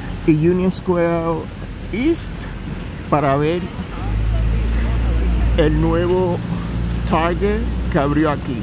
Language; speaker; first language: Spanish; early bilingual, heritage; Spanish